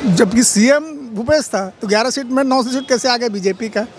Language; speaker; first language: Hindi; native; Hindi